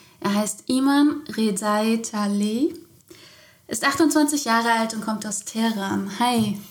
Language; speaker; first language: German; native; German